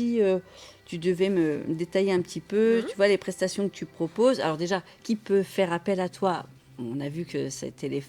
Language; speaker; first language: French; native; French